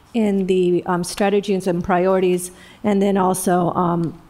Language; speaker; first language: English; native; English